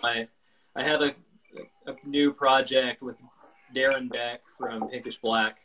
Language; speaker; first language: English; native; English